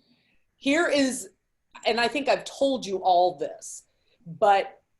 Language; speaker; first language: English; native; English